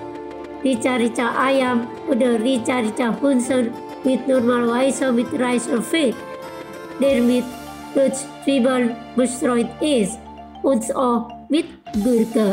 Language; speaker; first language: German; non-native, fluent; Indonesian